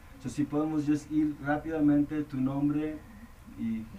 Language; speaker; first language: Spanish; non-native, learner; English